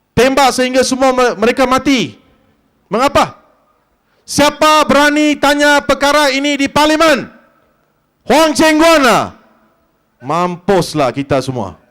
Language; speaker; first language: Malay; non-native, local second language; Tamil